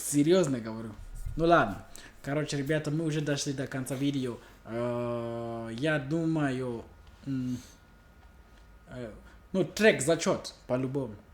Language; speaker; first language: Russian; non-native, learner; English